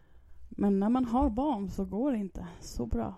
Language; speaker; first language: Swedish; native; Swedish